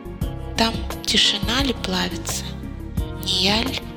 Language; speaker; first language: Russian; native; Russian